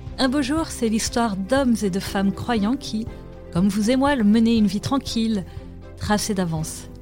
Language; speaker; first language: French; native; French